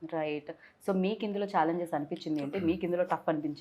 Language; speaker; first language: Telugu; native; Telugu